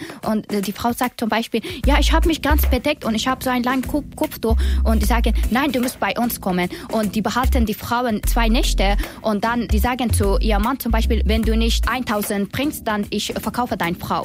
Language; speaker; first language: German; non-native, learner; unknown